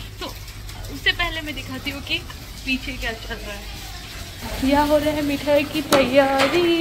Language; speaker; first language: Hindi; non-native, local second language; Odia